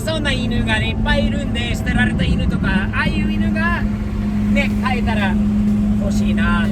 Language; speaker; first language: Japanese; non-native, fluent; English